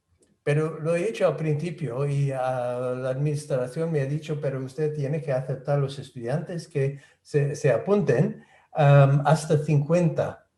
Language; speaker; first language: Spanish; non-native, fluent; English